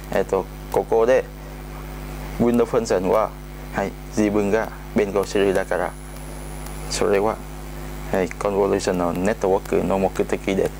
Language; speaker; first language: Japanese; non-native, learner; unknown